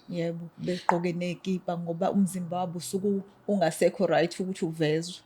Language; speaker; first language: Zulu; native; Zulu